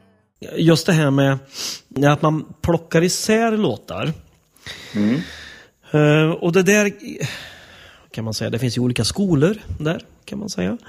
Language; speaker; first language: Swedish; native; Swedish